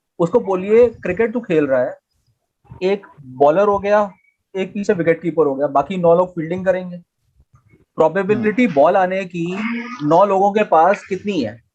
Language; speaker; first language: Hindi; native; Hindi